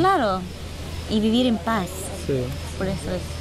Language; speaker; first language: Spanish; early bilingual, heritage; Spanish